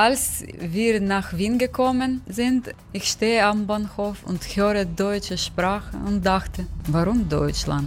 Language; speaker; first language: German; non-native, learner; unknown